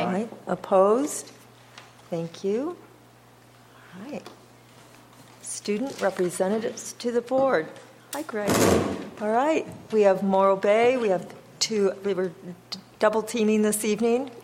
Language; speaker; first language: English; native; English